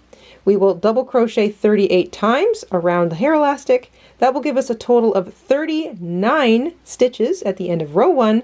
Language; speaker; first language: English; native; English